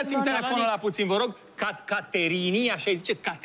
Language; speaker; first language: Romanian; native; Romanian